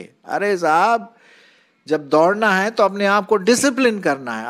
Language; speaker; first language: Hindi; non-native, local second language; Marathi